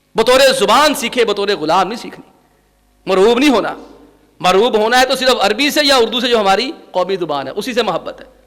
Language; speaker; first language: Urdu; non-native, local second language; Punjabi